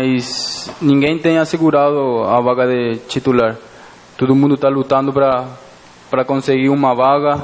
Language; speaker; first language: Portuguese; non-native, fluent; Spanish